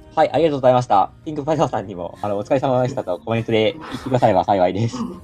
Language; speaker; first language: Japanese; native; Japanese